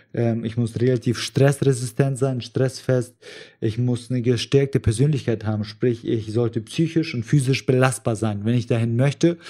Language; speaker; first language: German; early bilingual, other home language; Russian